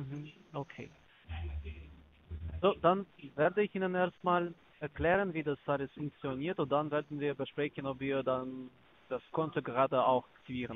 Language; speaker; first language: German; non-native, learner; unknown